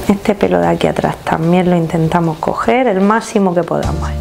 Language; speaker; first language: Spanish; native; Spanish